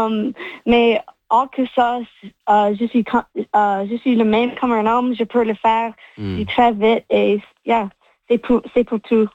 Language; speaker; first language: French; non-native, local second language; English